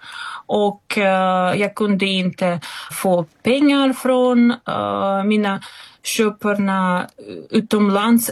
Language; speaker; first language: Swedish; non-native, fluent; Russian